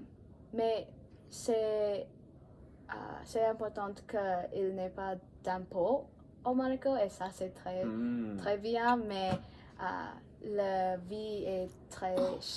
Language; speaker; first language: French; non-native, learner; English